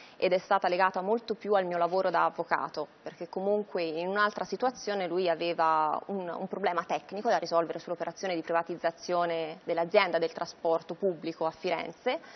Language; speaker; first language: Italian; native; Italian